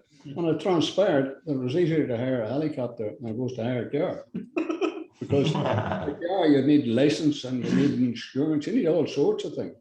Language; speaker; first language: English; native; English